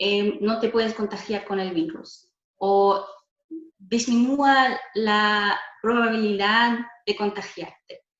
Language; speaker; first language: Spanish; non-native, fluent; German